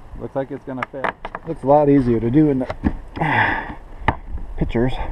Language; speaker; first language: English; native; English